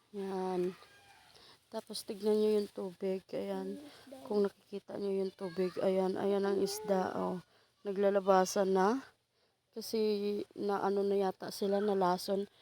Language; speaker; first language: Filipino; non-native, local second language; Hiligaynon